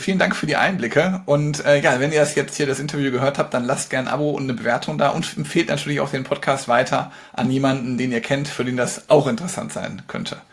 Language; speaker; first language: German; native; German